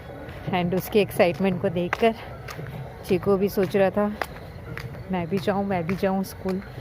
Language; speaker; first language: Hindi; native; Hindi